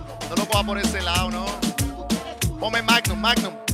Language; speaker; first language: Spanish; native; Spanish